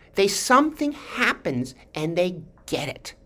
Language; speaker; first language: English; native; English